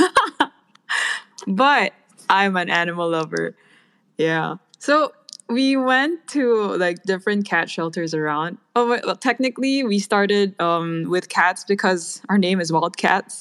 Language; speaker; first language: English; non-native, local second language; Filipino